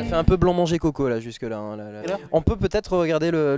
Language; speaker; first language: French; native; French